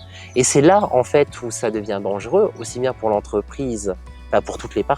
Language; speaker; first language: French; native; French